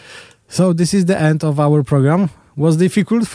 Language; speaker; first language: English; non-native, learner; Polish